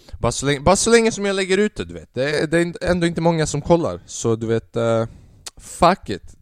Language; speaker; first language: Swedish; early bilingual, other home language; Albanian